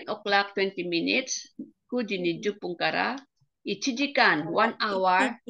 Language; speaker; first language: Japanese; non-native, fluent; Filipino